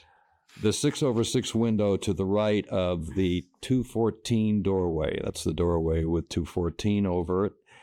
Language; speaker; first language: English; native; English